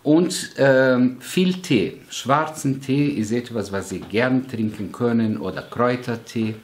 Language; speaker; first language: German; non-native, fluent; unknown